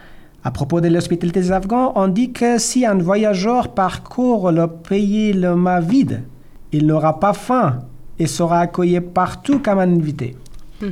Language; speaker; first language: French; non-native, learner; Persian